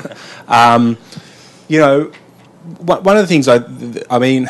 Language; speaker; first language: English; native; English